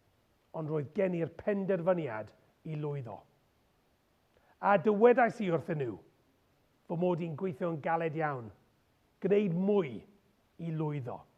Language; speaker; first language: Welsh; non-native, local second language; English